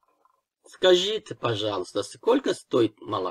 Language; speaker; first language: Russian; non-native, fluent; Turkish